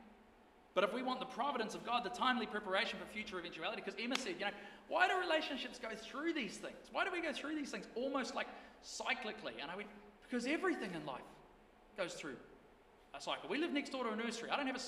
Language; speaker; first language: English; native; English